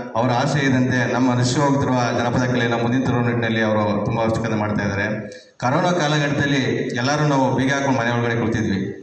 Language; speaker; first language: Kannada; native; Kannada